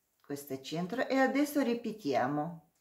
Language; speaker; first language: Italian; non-native, learner; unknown